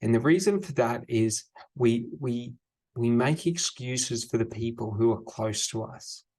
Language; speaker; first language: English; native; English